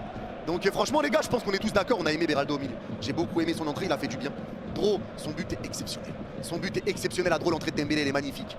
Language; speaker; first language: French; native; French